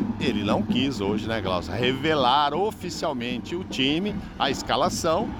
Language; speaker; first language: Portuguese; native; Portuguese